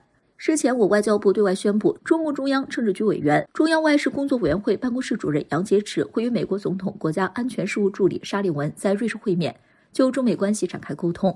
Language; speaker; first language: Chinese; native; Chinese